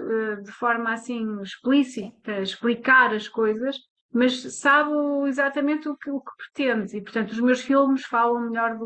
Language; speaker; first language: Portuguese; native; Portuguese